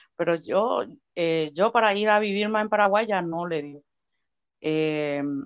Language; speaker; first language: Spanish; native; Spanish